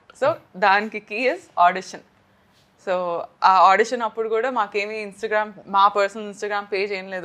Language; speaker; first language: Telugu; native; Telugu